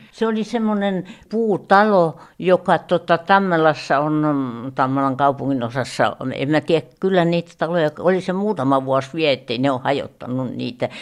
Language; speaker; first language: Finnish; native; Finnish